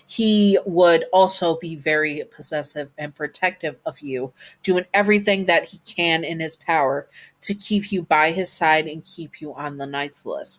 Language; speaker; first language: English; native; English